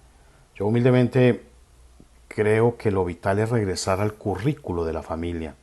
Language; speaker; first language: Spanish; native; Spanish